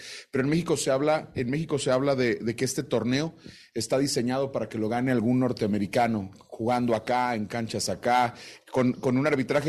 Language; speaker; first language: Spanish; native; Spanish